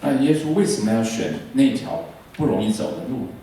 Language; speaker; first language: Chinese; native; Chinese